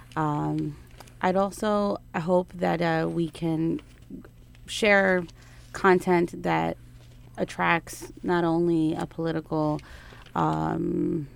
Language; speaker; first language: English; native; English